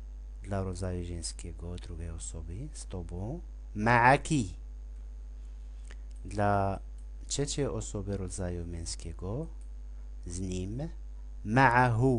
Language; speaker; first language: Polish; non-native, fluent; Arabic